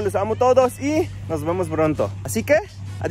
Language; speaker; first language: Spanish; non-native, fluent; Arabic